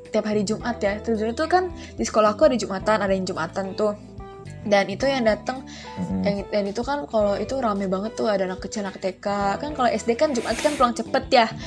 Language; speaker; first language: Indonesian; early bilingual, heritage; Malay